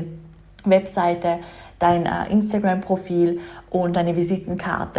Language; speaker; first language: German; native; German